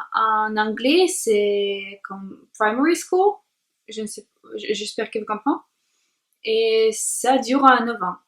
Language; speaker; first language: French; non-native, learner; Russian